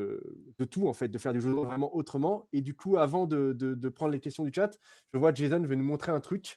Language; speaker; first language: French; native; French